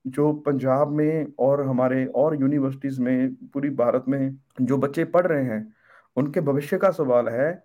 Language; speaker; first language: Hindi; native; Hindi